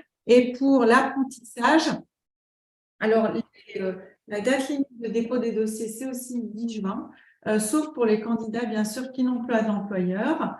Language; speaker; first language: French; native; French